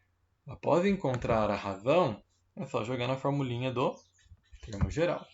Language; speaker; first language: Portuguese; native; Portuguese